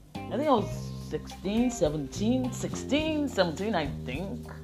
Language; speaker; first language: English; non-native, local second language; Yoruba